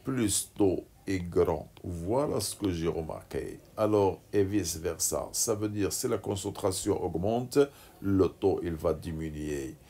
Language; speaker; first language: French; non-native, local second language; Arabic